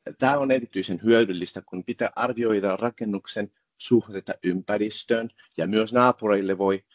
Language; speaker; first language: Finnish; non-native, fluent; Spanish